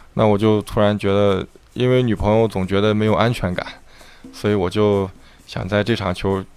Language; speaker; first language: Chinese; native; Chinese